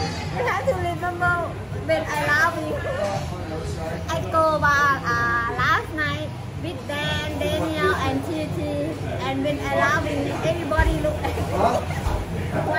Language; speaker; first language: English; non-native, learner; Thai